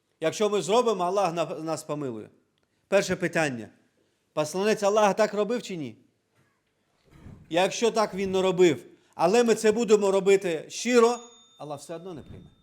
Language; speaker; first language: Ukrainian; non-native, local second language; Crimean Tatar